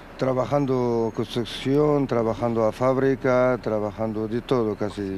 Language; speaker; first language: Spanish; non-native, learner; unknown